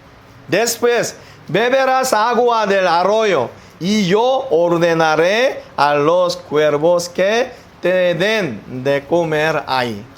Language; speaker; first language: Spanish; non-native, learner; Korean